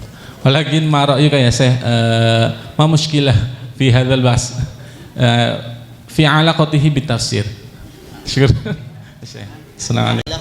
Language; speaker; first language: Arabic; non-native, fluent; Indonesian